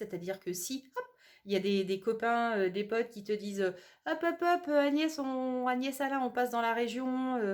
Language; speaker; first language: French; native; French